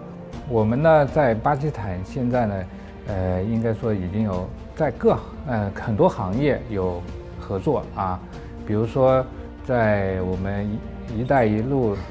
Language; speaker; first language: Chinese; native; Chinese